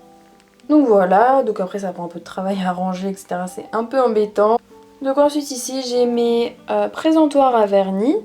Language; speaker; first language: French; native; French